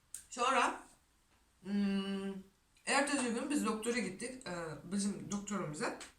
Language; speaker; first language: Turkish; non-native, fluent; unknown